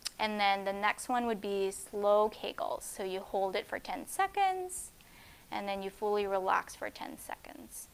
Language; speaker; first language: English; native; English